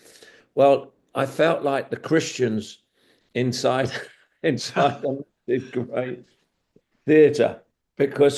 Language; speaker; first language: English; native; English